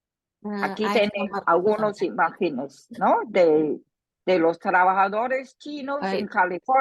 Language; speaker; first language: Spanish; non-native, fluent; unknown